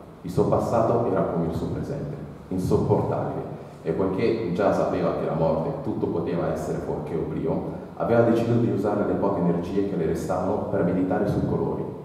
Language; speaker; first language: Italian; native; Italian